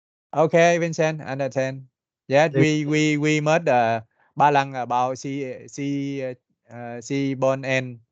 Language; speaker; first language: English; non-native, learner; Vietnamese